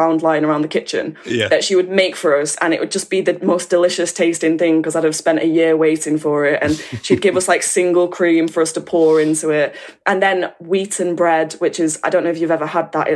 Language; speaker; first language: English; native; English